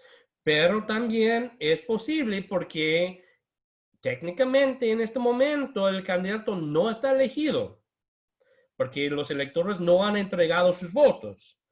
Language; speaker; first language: Spanish; non-native, fluent; English